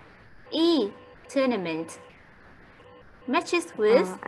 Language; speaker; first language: English; non-native, fluent; Vietnamese